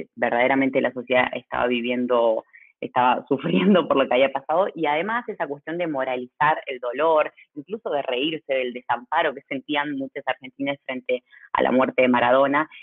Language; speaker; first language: Spanish; native; Spanish